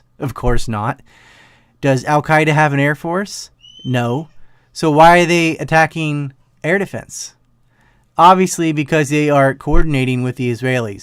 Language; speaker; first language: English; native; English